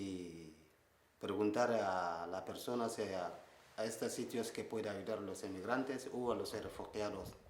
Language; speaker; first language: Spanish; non-native, learner; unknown